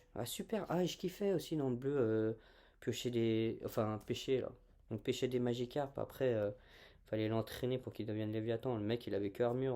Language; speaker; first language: French; native; French